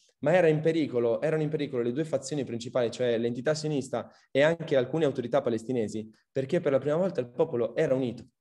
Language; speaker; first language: Italian; early bilingual, other home language; Arabic